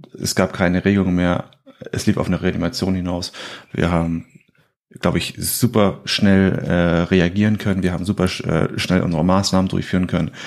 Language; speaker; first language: German; native; German